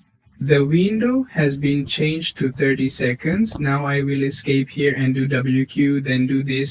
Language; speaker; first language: English; non-native, learner; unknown